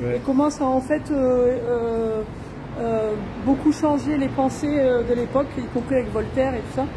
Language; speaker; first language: French; native; French